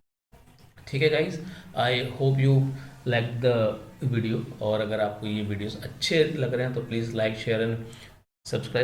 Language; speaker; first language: Hindi; native; Hindi